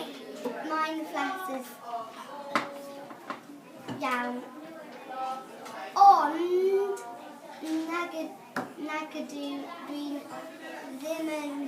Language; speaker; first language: Welsh; non-native, learner; English